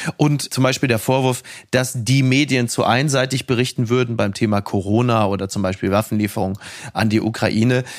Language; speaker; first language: German; native; German